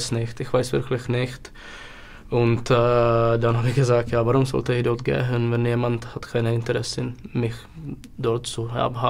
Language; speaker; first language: German; non-native, learner; Czech